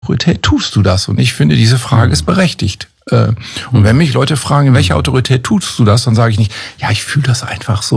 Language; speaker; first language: German; native; German